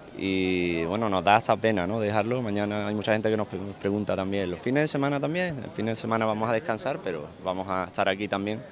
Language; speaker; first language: Spanish; non-native, fluent; English